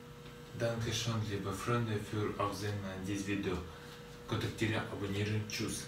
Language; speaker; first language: German; non-native, learner; Russian